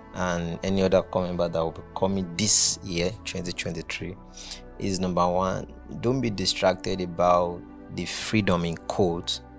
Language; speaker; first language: English; non-native, local second language; Yoruba